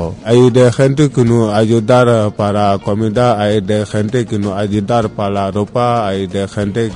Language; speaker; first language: Spanish; non-native, learner; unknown